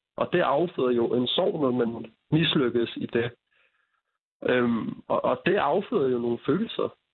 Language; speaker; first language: Danish; early bilingual, other home language; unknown